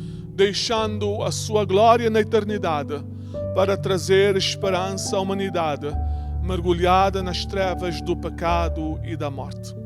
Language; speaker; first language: Portuguese; native; Portuguese